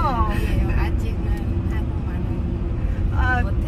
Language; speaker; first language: Korean; non-native, learner; Lao